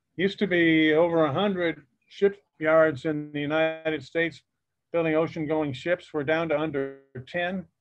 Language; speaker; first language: English; native; English